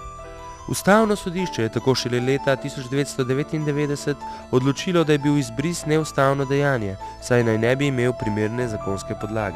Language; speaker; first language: Slovenian; native; Slovenian